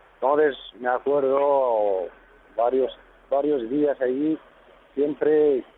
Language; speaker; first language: Spanish; non-native, fluent; Arabic